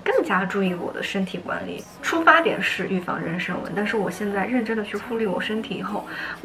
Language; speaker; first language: Chinese; native; Chinese